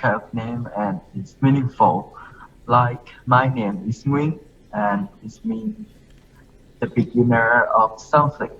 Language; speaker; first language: English; non-native, learner; Vietnamese